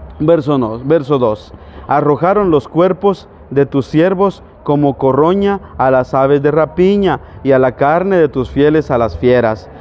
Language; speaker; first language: Spanish; native; Spanish